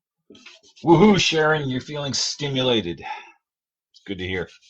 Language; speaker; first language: English; native; English